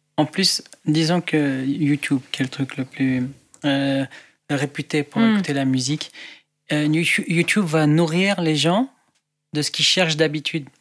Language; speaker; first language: French; non-native, local second language; Arabic